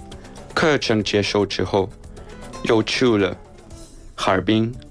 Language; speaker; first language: Chinese; non-native, fluent; Spanish